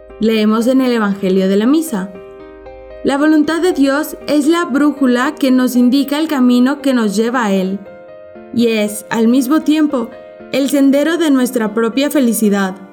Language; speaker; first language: Spanish; native; Spanish